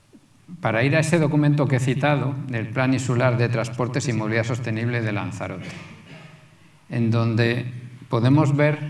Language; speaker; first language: Spanish; native; Spanish